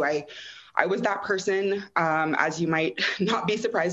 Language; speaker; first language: English; native; English